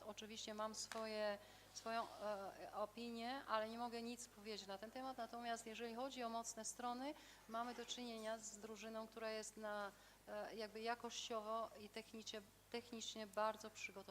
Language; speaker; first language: Polish; non-native, fluent; Albanian